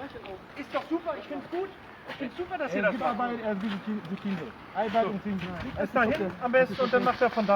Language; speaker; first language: German; native; German